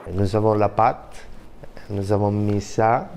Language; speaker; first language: French; non-native, learner; Italian